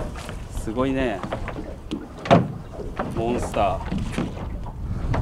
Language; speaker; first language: Japanese; native; Japanese